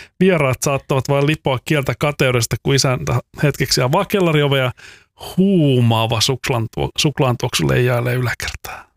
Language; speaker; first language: Finnish; native; Finnish